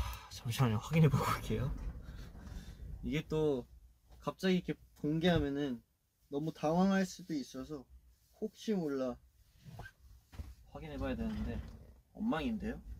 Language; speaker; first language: Korean; early bilingual, heritage; Korean